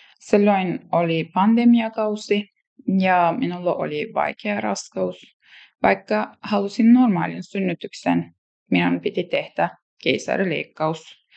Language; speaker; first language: Finnish; non-native, learner; Turkish